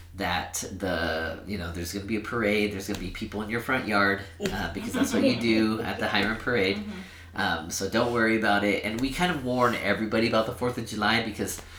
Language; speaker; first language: English; early bilingual, other home language; Spanish